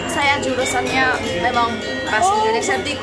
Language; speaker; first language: Indonesian; non-native, fluent; Korean